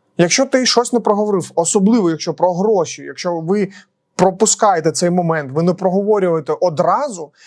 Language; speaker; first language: Ukrainian; non-native, local second language; Russian